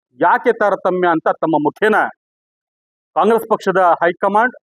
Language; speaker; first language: Kannada; non-native, local second language; Lambadi